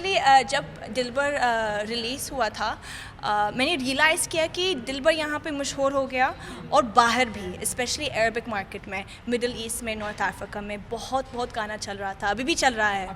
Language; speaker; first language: Hindi; non-native, fluent; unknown